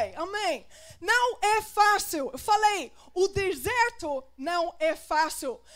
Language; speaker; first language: Portuguese; non-native, fluent; English